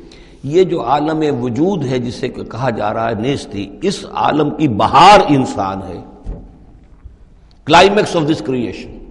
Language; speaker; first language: Urdu; native; Urdu